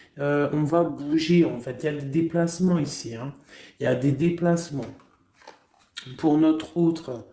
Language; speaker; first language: French; native; French